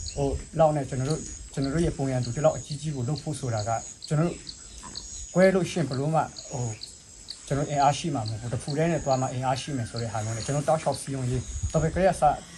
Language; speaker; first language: Burmese; non-native, local second language; Hakha Chin